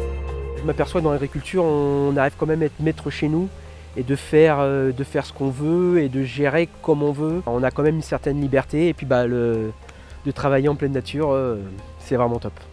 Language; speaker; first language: French; native; French